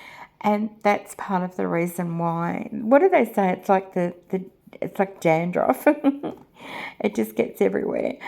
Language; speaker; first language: English; native; English